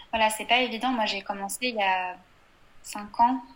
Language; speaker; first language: French; native; French